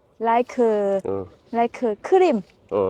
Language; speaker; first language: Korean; non-native, learner; Thai